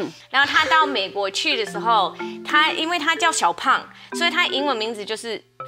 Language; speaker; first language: Chinese; non-native, fluent; English